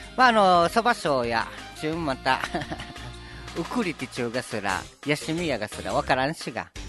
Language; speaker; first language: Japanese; native; Japanese